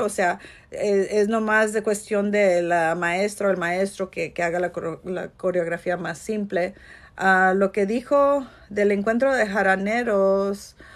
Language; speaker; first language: Spanish; early bilingual, heritage; Spanish